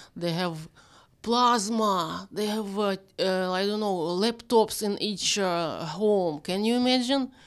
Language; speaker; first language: English; non-native, learner; Ukrainian